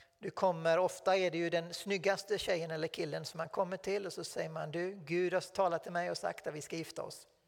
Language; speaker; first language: Swedish; native; Swedish